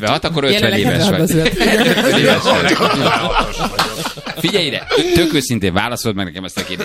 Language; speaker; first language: Hungarian; native; Hungarian